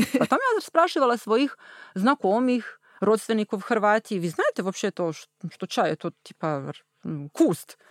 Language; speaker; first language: Russian; non-native, fluent; Croatian